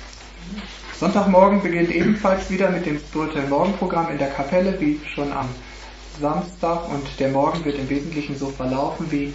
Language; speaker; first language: German; native; German